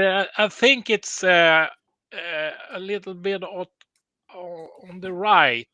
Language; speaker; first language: English; non-native, learner; Swedish